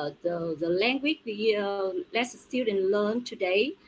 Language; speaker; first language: English; non-native, fluent; Vietnamese